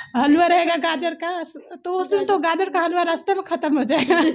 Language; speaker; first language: Hindi; native; Hindi